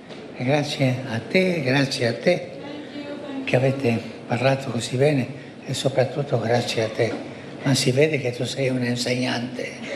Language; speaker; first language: Italian; non-native, fluent; Spanish